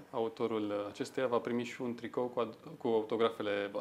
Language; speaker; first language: Romanian; native; Romanian